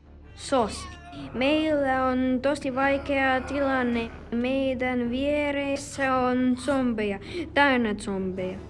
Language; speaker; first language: Finnish; non-native, learner; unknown